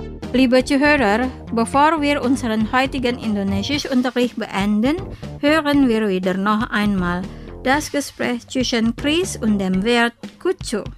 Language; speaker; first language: German; non-native, fluent; Indonesian